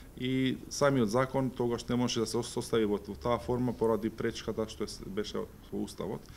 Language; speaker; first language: Macedonian; non-native, local second language; Albanian